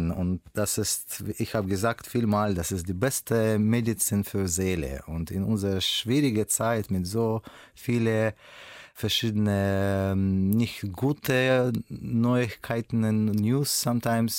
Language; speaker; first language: German; non-native, learner; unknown